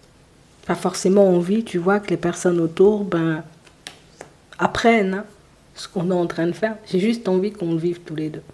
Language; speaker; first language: French; native; French